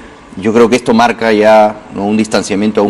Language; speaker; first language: Spanish; native; Spanish